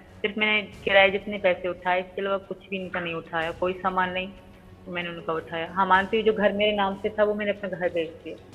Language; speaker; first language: Urdu; non-native, local second language; Sindhi